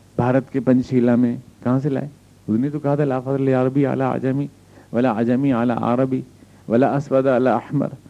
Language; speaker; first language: Urdu; native; Urdu